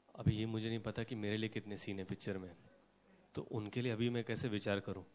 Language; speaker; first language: Hindi; non-native, local second language; Marathi